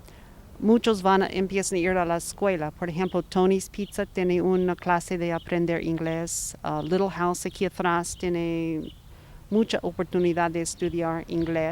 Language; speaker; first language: Spanish; non-native, fluent; English